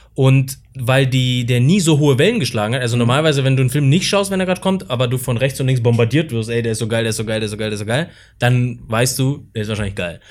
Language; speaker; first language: German; native; German